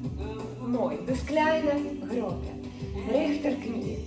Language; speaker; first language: Dutch; non-native, learner; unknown